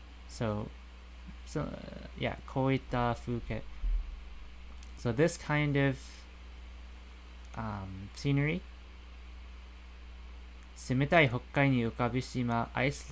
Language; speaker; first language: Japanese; non-native, fluent; English